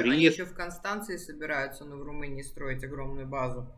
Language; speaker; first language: Russian; native; Russian